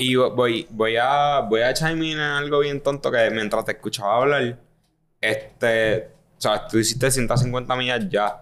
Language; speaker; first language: Spanish; native; Spanish